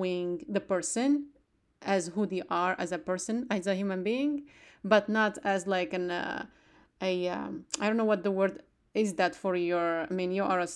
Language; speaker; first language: English; non-native, fluent; Arabic